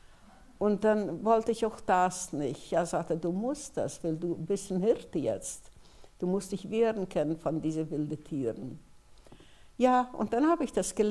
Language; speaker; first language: German; early bilingual, heritage; German